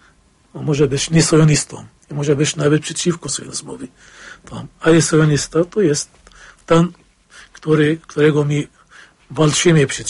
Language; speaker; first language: Polish; non-native, fluent; Arabic